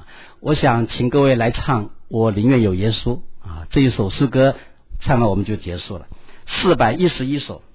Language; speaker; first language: Chinese; native; Chinese